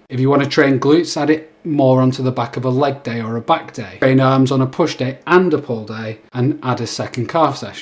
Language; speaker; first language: English; native; English